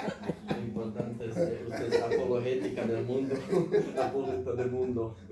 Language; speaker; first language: Spanish; non-native, fluent; Slovak